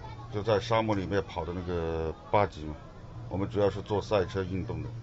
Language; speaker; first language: Chinese; native; Chinese